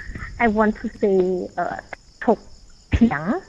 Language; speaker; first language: English; non-native, learner; Thai